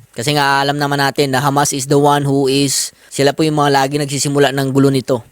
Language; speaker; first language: Filipino; native; Filipino